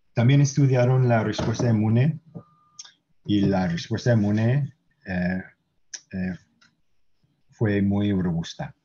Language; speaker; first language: Spanish; non-native, fluent; English